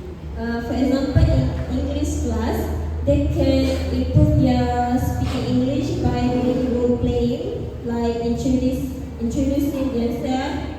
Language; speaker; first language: English; non-native, learner; Malay